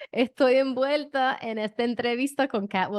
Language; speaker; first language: Spanish; non-native, fluent; English